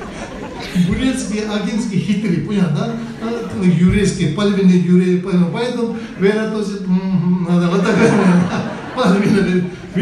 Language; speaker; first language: Russian; non-native, learner; Tibetan